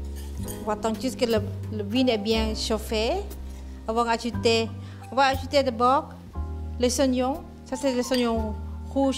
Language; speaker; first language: French; non-native, fluent; Thai